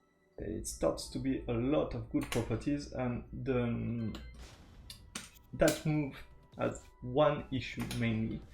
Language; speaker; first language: English; non-native, fluent; French